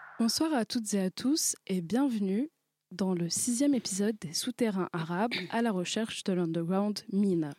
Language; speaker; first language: French; native; French